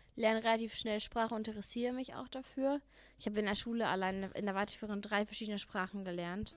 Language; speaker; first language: German; native; German